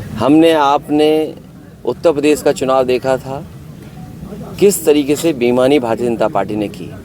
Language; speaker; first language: Hindi; native; Hindi